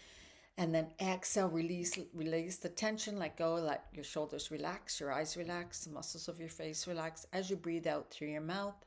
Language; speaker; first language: English; native; English